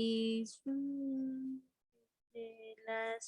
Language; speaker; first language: English; non-native, learner; Spanish